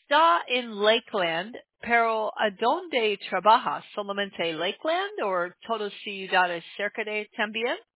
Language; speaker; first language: Spanish; non-native, learner; English